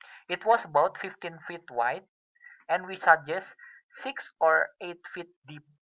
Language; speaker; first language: English; non-native, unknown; Indonesian